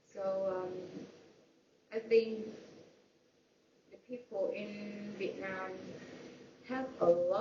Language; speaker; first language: English; non-native, learner; Vietnamese